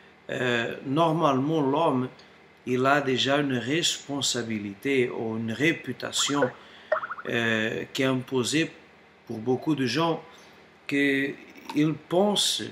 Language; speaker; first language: French; non-native, fluent; Portuguese